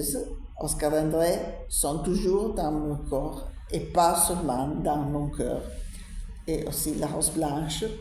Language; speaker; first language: French; non-native, learner; Italian